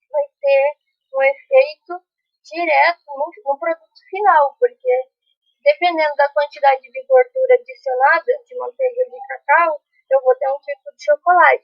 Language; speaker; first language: Portuguese; native; Portuguese